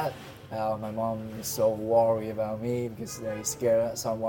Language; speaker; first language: English; non-native, learner; Vietnamese